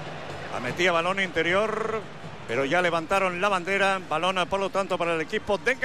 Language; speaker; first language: Spanish; native; Spanish